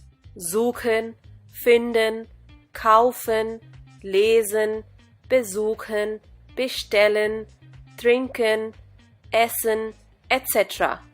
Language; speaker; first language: German; non-native, fluent; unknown